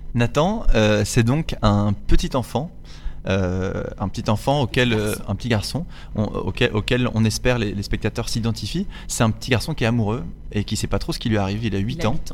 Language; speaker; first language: French; native; French